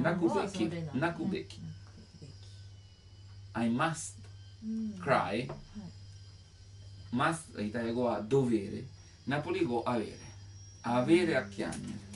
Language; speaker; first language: Japanese; non-native, learner; Italian